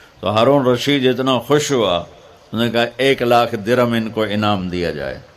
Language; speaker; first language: Urdu; non-native, local second language; Punjabi